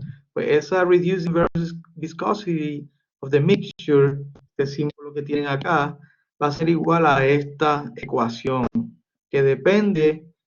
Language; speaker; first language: Spanish; native; Spanish